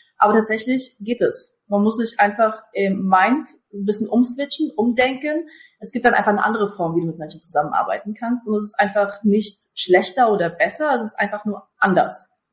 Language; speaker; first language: German; early bilingual, other home language; Russian